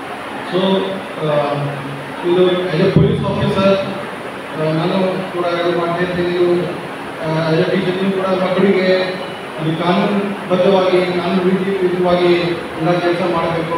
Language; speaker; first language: Kannada; non-native, learner; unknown